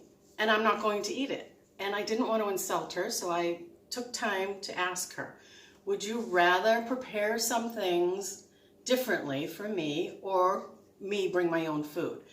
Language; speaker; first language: English; native; English